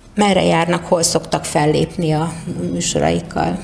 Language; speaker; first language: Hungarian; native; Hungarian